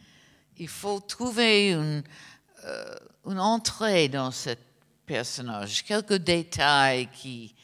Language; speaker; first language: French; non-native, fluent; English